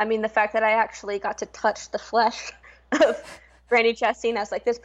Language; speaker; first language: English; native; English